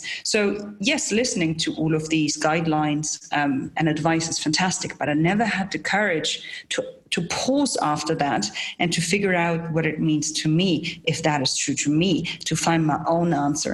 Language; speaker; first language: English; non-native, fluent; German